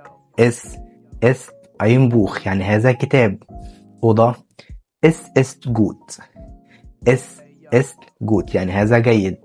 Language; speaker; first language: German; non-native, fluent; Arabic